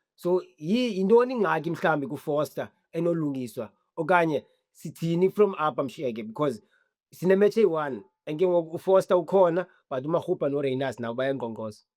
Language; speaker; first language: Zulu; non-native, local second language; Xhosa